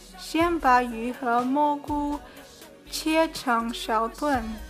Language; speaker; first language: Chinese; early bilingual, heritage; Chinese